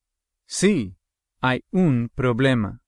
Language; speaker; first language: Spanish; non-native, fluent; English